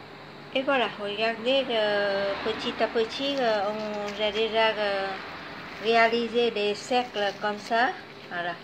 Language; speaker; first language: French; non-native, fluent; Vietnamese